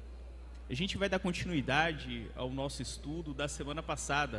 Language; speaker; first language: Portuguese; native; Portuguese